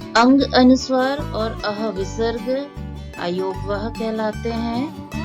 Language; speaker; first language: Hindi; native; Hindi